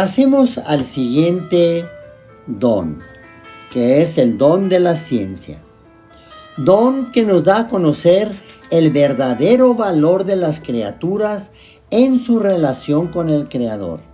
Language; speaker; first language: Spanish; native; Spanish